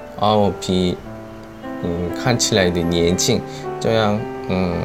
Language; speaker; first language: Chinese; non-native, fluent; Korean